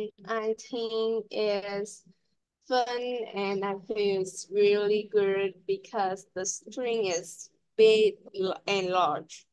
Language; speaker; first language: English; non-native, learner; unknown